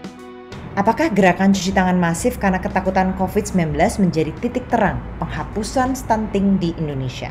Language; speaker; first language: Indonesian; native; Indonesian